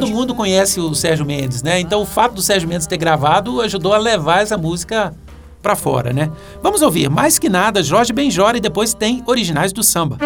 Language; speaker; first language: Portuguese; native; Portuguese